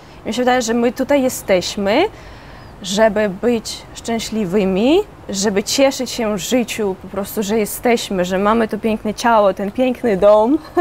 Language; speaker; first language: Polish; non-native, fluent; Ukrainian